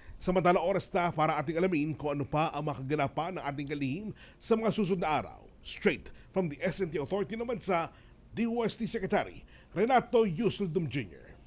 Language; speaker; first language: Filipino; native; Filipino